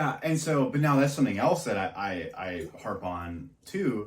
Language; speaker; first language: English; native; English